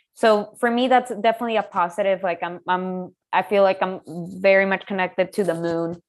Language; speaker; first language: English; non-native, fluent; Spanish